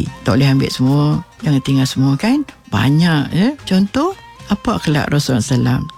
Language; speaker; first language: Malay; native; Malay